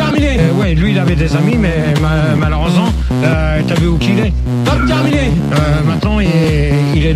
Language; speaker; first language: French; native; French